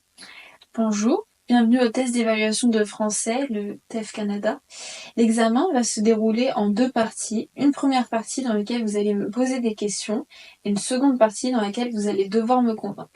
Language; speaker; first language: French; native; French